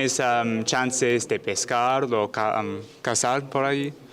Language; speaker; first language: Spanish; non-native, learner; English